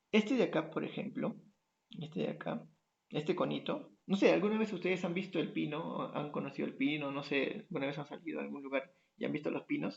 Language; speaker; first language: Spanish; native; Spanish